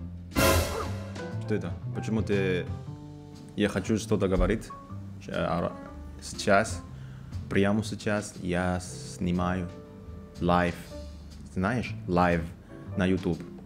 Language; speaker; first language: Russian; non-native, learner; Indonesian